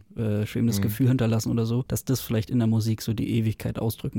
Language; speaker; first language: German; native; German